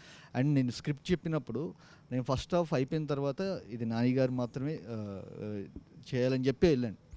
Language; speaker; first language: Telugu; native; Telugu